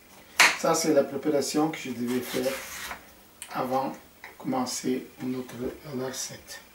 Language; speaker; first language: French; non-native, fluent; Portuguese